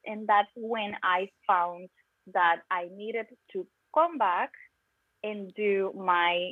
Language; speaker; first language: English; non-native, fluent; Spanish